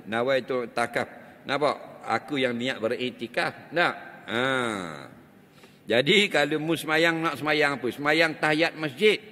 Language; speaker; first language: Malay; native; Malay